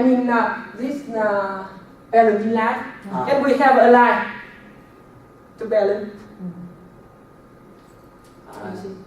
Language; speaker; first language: English; non-native, learner; Vietnamese